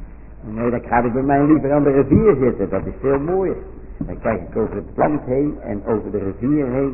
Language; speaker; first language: Dutch; native; Dutch